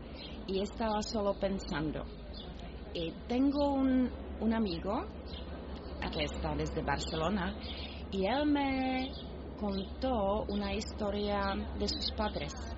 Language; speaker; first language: Spanish; non-native, learner; Czech